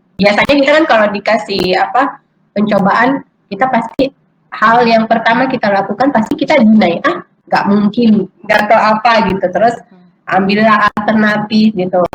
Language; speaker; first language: Indonesian; native; Indonesian